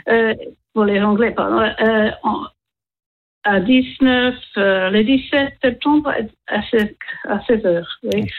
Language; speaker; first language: French; non-native, learner; English